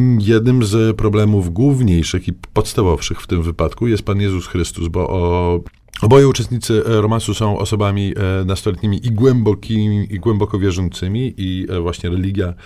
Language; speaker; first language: Polish; native; Polish